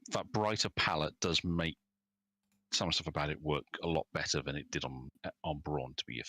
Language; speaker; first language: English; native; English